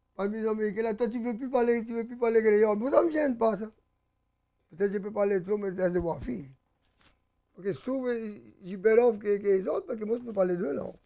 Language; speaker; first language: French; early bilingual, heritage; French